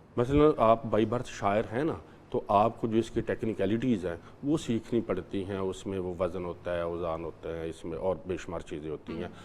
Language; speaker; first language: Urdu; non-native, local second language; Punjabi